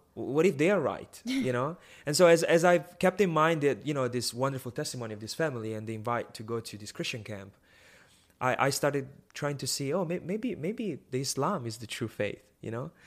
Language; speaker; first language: English; non-native, fluent; Italian